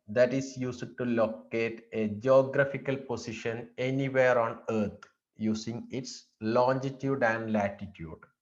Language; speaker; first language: English; non-native, local second language; Malayalam